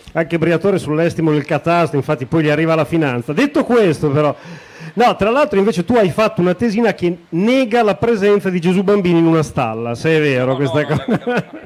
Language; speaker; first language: Italian; native; Italian